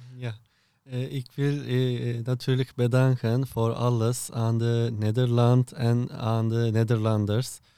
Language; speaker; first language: Dutch; non-native, learner; Turkish